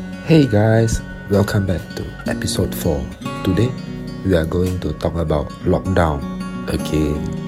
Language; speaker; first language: English; non-native, local second language; Chinese